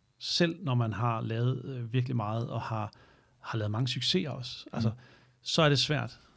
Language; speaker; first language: Danish; native; Danish